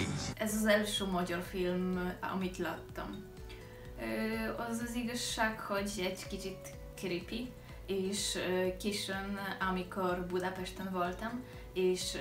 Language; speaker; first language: Hungarian; non-native, learner; Polish